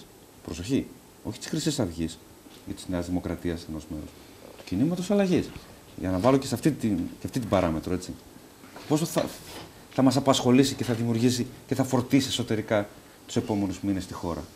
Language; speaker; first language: Greek; native; Greek